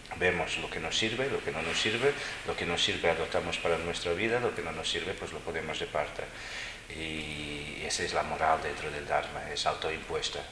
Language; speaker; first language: Spanish; non-native, fluent; Portuguese